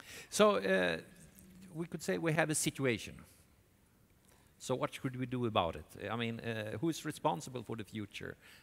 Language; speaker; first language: English; non-native, fluent; Swedish